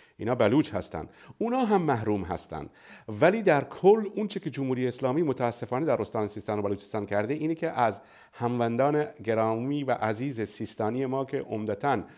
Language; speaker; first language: Persian; non-native, local second language; Baluchi